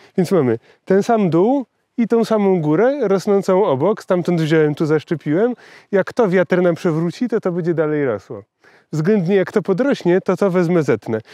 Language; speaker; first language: Polish; native; Polish